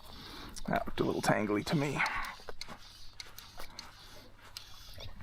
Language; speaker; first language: English; native; English